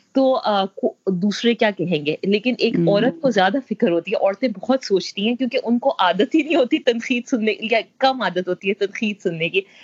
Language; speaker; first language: Urdu; native; Urdu